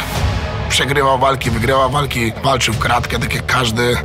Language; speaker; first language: Polish; native; Polish